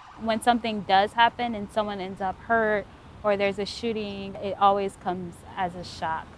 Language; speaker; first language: English; native; English